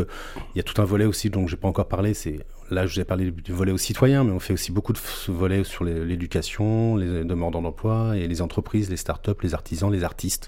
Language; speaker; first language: French; native; French